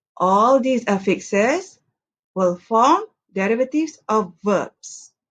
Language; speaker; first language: English; non-native, local second language; Malay